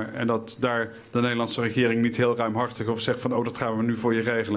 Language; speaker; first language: Dutch; native; Dutch